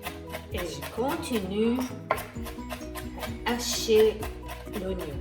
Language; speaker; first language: French; non-native, fluent; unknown